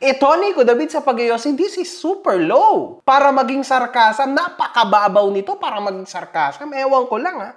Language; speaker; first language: Filipino; native; Filipino